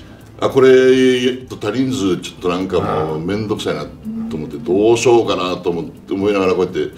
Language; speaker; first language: Japanese; native; Japanese